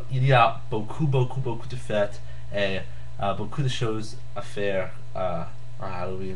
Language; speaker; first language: French; non-native, learner; English